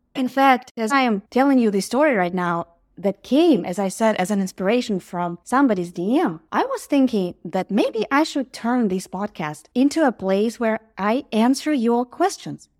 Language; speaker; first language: English; non-native, fluent; Ukrainian